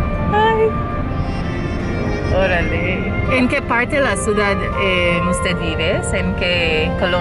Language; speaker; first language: Spanish; non-native, learner; English